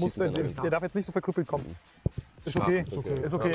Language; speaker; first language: German; native; German